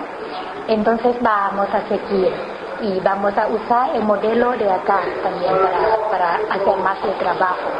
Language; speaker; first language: Spanish; non-native, learner; Thai